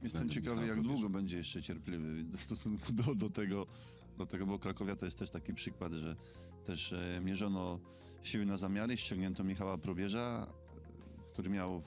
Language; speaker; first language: Polish; native; Polish